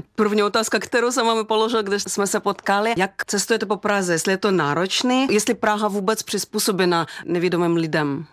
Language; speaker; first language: Czech; non-native, fluent; Russian